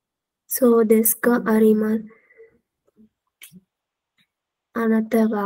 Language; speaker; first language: Japanese; non-native, learner; Sinhala